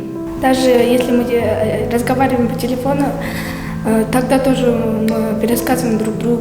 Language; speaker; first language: Russian; non-native, local second language; Kyrgyz